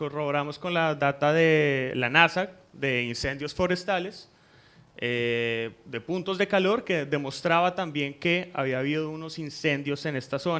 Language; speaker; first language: Spanish; native; Spanish